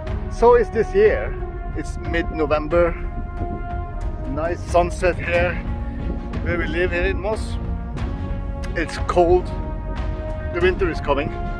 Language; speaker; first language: English; non-native, fluent; Norwegian